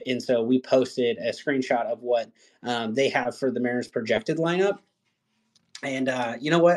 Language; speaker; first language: English; native; English